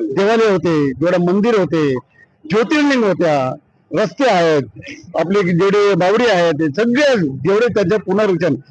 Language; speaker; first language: Marathi; non-native, local second language; Hindi